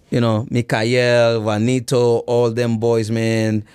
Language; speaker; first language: English; early bilingual, other home language; Haitian Creole